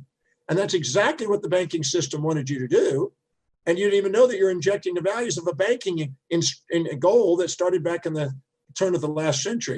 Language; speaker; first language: English; native; English